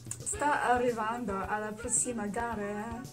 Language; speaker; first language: Italian; non-native, learner; English